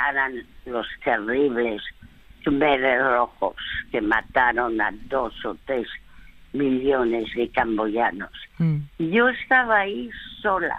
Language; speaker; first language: Spanish; early bilingual, other home language; French